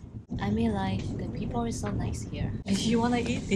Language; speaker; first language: English; non-native, learner; Thai